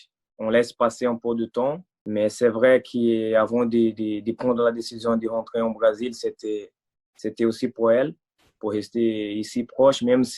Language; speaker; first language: French; non-native, fluent; Portuguese